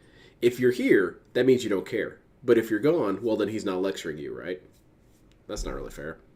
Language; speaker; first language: English; native; English